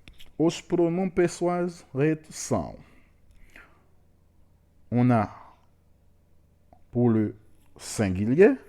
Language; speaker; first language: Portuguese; non-native, learner; Haitian Creole